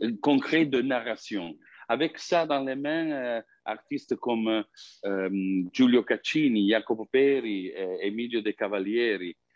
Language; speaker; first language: French; non-native, fluent; Italian